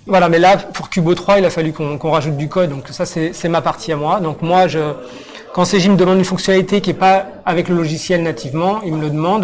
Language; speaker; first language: French; native; French